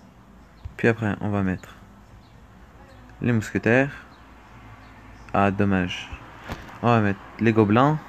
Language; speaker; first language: French; native; French